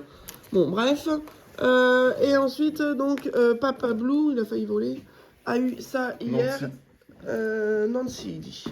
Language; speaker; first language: French; native; French